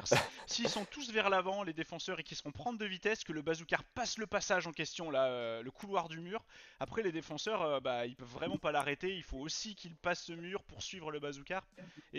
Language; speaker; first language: French; native; French